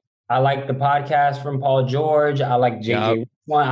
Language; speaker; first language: English; native; English